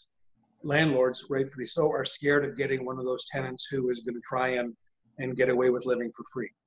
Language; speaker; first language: English; native; English